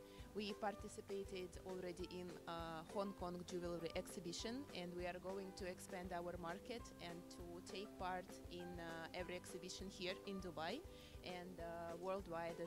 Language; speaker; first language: English; non-native, fluent; Russian